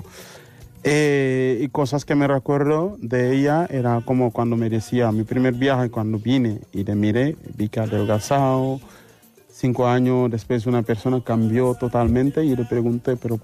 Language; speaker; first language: Spanish; non-native, fluent; Wolof